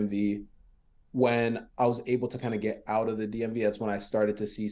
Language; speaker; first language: English; early bilingual, other home language; French